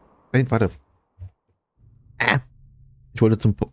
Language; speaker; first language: German; native; German